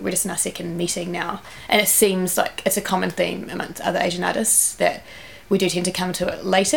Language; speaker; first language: English; native; English